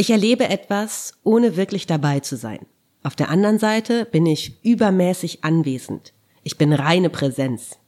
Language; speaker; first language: German; native; German